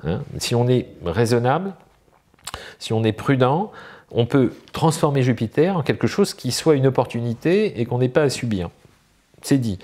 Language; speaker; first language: French; native; French